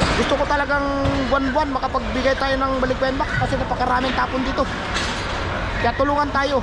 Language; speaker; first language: Filipino; native; Filipino